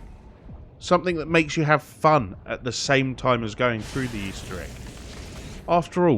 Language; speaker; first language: English; native; English